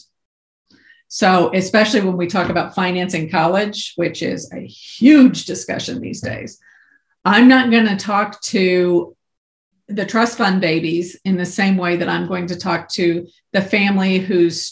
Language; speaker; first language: English; native; English